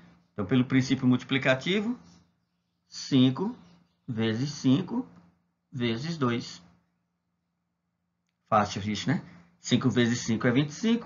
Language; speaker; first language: Portuguese; native; Portuguese